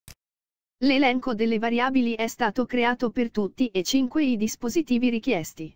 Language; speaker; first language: Italian; native; Italian